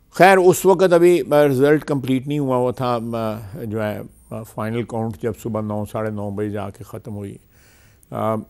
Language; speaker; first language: Urdu; non-native, local second language; Punjabi